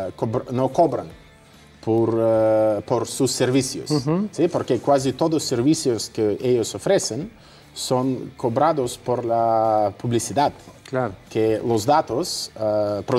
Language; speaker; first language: Spanish; non-native, fluent; Russian